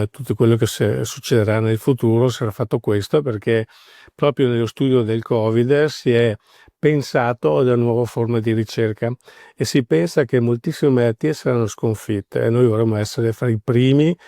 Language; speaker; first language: Italian; native; Italian